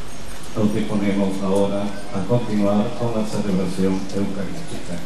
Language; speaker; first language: Spanish; native; Spanish